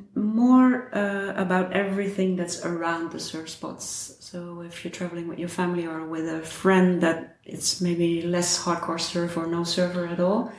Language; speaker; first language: English; non-native, fluent; Dutch